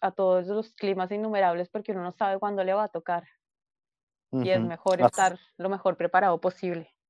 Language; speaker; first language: Spanish; native; Spanish